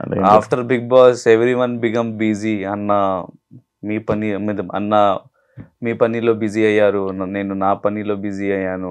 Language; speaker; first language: Telugu; non-native, learner; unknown